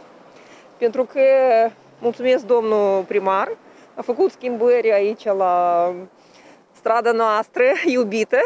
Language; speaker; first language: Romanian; non-native, local second language; Russian